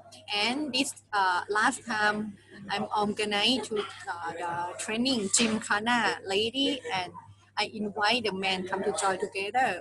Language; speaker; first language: English; non-native, learner; Thai